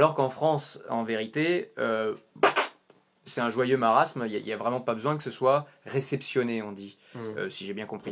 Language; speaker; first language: French; native; French